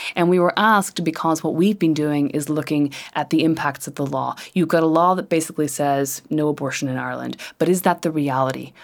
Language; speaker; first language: English; native; English